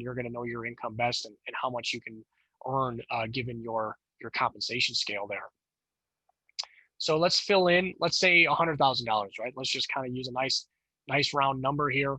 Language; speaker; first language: English; native; English